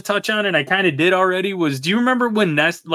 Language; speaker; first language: English; native; English